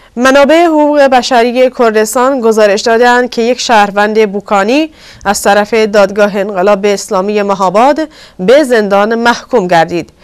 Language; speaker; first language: Persian; non-native, local second language; Kurdish